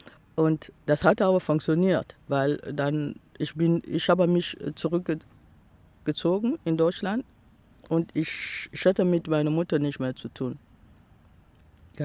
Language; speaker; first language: German; non-native, local second language; French